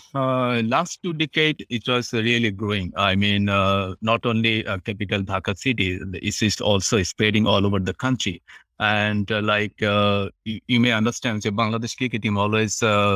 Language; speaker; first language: English; non-native, local second language; Bangla